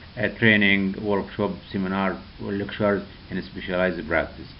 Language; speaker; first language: English; non-native, local second language; Arabic